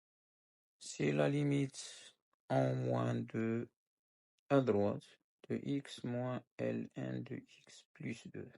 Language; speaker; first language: French; non-native, local second language; Arabic